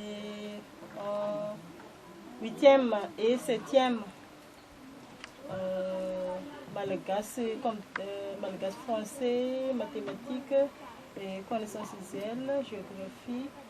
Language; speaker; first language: French; non-native, local second language; Malagasy